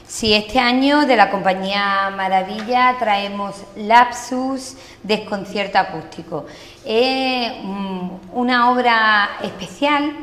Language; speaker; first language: Spanish; native; Spanish